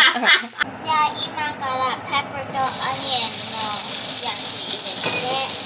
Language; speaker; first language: Japanese; early bilingual, heritage; Japanese